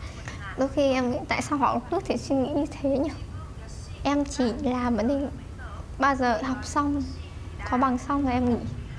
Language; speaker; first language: Vietnamese; native; Vietnamese